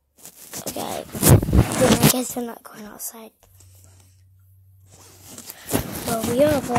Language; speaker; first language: English; native; English